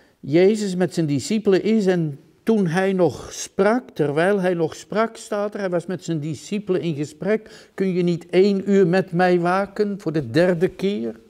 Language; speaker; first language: Dutch; native; Dutch